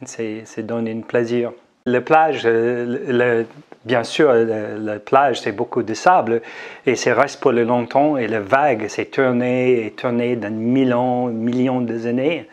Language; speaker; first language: French; non-native, learner; English